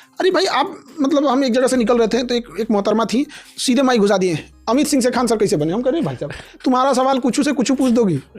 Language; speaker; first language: Hindi; native; Hindi